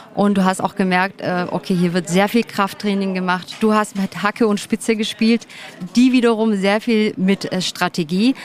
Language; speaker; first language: German; early bilingual, other home language; Turkish